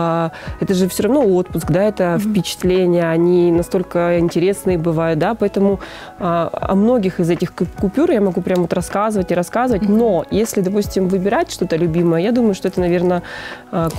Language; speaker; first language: Russian; native; Russian